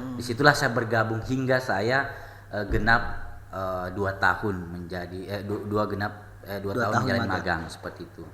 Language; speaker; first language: Indonesian; non-native, local second language; Buginese